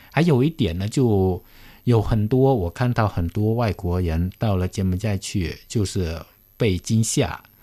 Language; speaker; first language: Chinese; early bilingual, heritage; Chinese